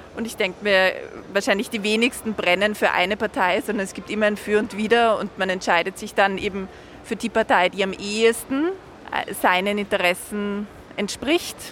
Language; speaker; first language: German; native; German